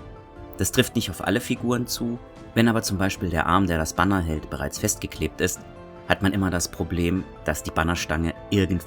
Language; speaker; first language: German; native; German